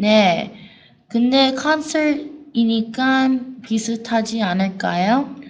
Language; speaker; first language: Korean; non-native, learner; English